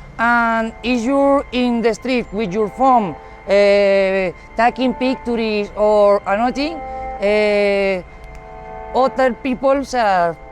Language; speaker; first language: English; non-native, learner; Spanish